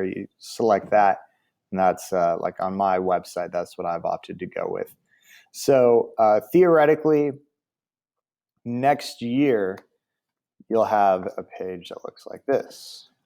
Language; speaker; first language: English; native; English